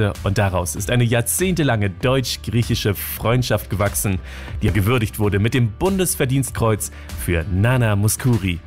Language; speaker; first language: German; native; German